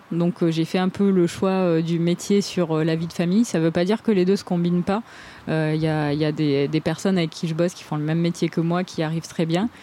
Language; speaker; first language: French; native; French